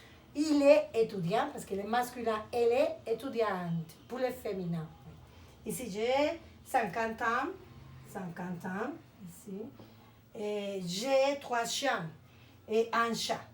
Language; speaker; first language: French; non-native, fluent; Spanish